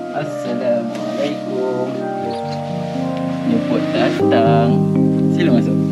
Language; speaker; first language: Malay; native; Malay